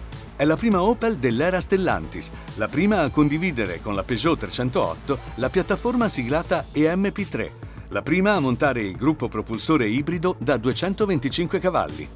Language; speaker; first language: Italian; native; Italian